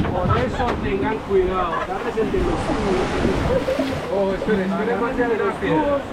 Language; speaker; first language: Spanish; native; Spanish